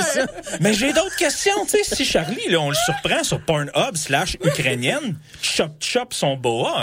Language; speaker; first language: French; native; French